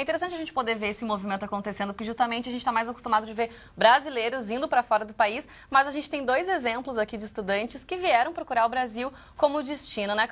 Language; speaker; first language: Portuguese; native; Portuguese